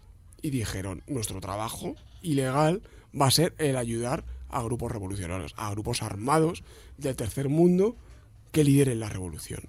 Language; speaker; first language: Spanish; native; Spanish